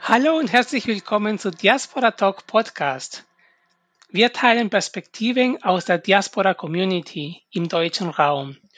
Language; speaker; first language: German; non-native, fluent; Spanish